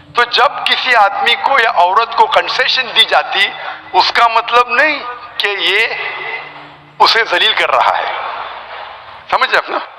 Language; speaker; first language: Urdu; non-native, local second language; Konkani